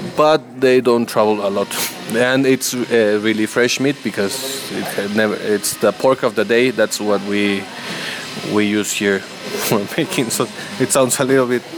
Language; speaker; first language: English; non-native, learner; Spanish